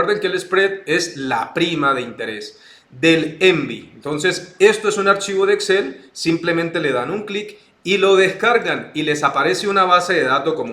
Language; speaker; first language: Spanish; native; Spanish